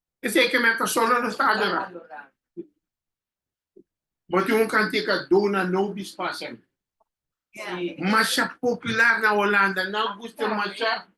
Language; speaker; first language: Portuguese; non-native, learner; Papiamento